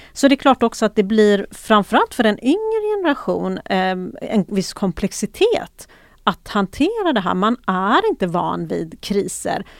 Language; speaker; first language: Swedish; early bilingual, other home language; Persian